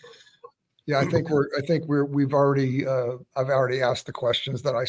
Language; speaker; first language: English; native; English